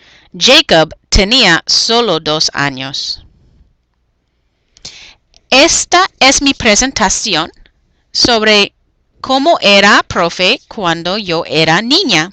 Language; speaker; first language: Spanish; non-native, fluent; English